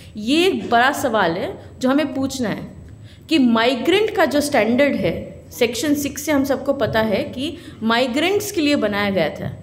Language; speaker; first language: Hindi; non-native, local second language; Bangla